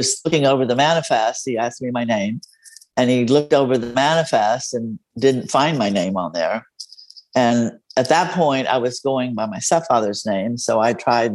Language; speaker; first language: English; non-native, fluent; Spanish